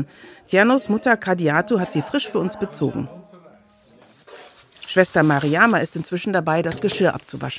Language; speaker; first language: German; native; German